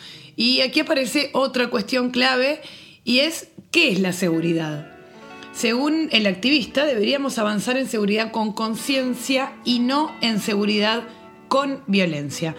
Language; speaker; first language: Spanish; native; Spanish